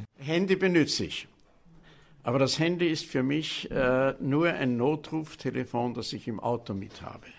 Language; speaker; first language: German; native; German